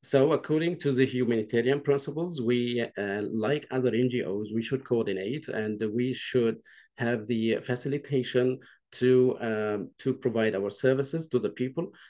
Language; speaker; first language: English; non-native, fluent; Arabic